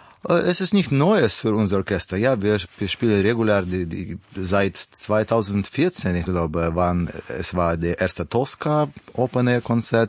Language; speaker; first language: German; non-native, learner; Russian